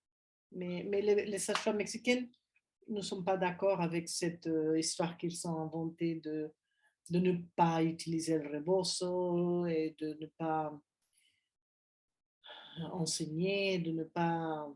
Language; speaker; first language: French; non-native, fluent; Spanish